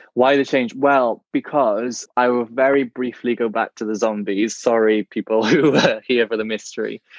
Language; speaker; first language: English; native; English